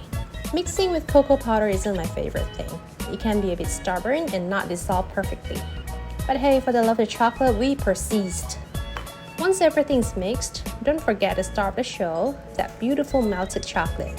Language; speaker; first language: English; non-native, local second language; Indonesian